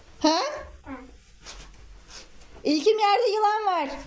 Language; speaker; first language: Turkish; native; Turkish